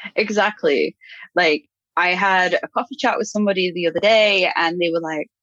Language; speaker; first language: English; native; English